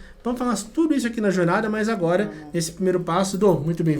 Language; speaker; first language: Portuguese; native; Portuguese